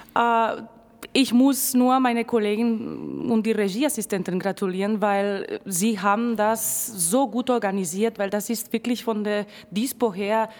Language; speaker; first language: German; non-native, fluent; Spanish